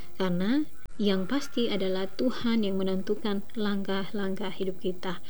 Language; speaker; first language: Indonesian; native; Indonesian